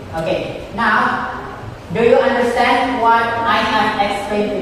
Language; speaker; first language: English; non-native, fluent; Indonesian